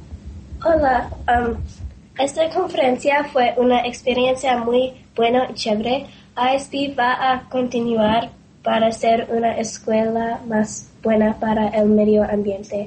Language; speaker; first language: Spanish; non-native, learner; English